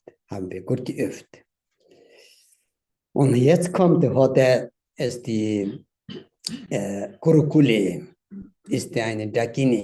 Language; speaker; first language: German; non-native, learner; Tibetan